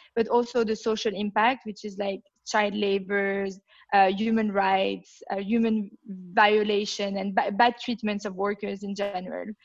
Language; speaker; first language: English; non-native, fluent; French